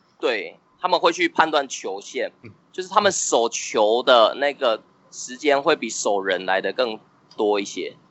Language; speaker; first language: Chinese; native; Chinese